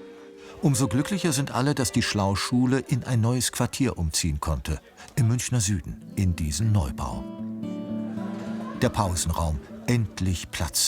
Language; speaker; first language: German; native; German